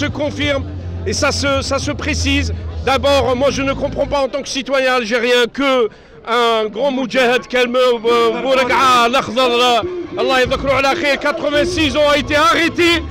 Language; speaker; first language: French; non-native, local second language; Arabic